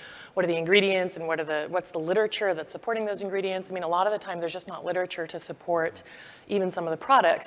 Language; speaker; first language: English; native; English